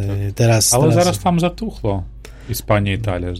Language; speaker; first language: Polish; non-native, learner; Ukrainian